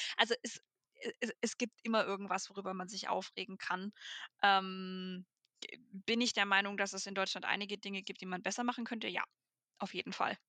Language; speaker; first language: German; native; German